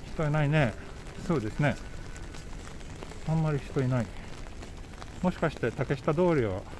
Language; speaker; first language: Japanese; non-native, fluent; Swedish